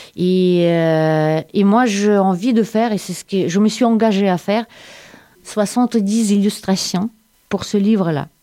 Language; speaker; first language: French; non-native, fluent; Russian